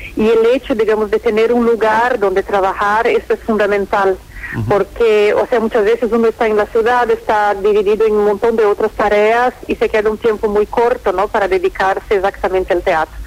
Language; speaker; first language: Spanish; non-native, fluent; Portuguese